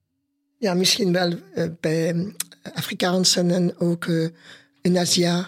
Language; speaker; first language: Dutch; non-native, local second language; French